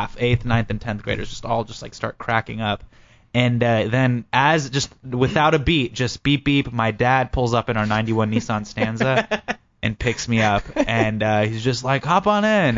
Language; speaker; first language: English; native; English